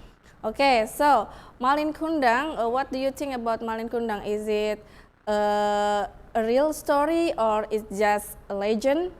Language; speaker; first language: English; non-native, fluent; Indonesian